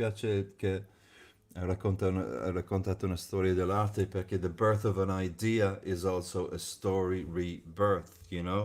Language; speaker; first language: Italian; non-native, fluent; English